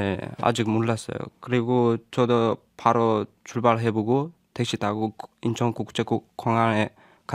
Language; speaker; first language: Korean; non-native, learner; Uzbek